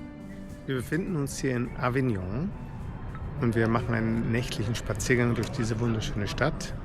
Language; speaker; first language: German; native; German